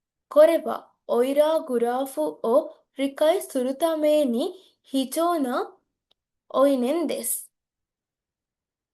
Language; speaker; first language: Japanese; non-native, learner; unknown